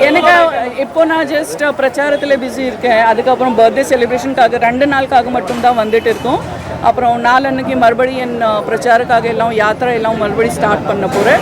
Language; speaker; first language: Tamil; non-native, local second language; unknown